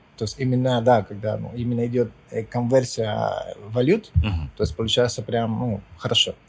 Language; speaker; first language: Russian; non-native, fluent; Spanish